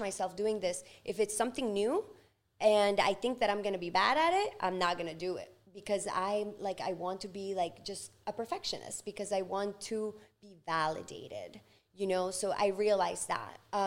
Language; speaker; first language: English; non-native, fluent; Spanish